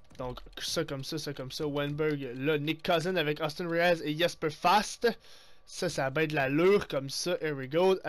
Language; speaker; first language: French; native; French